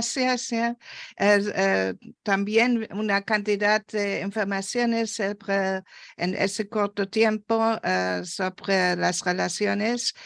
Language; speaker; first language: Spanish; non-native, fluent; German